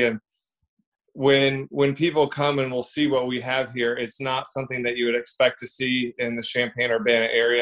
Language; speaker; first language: English; native; English